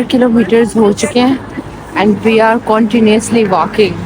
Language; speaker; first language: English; non-native, local second language; Urdu